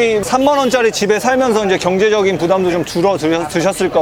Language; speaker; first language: Korean; native; Korean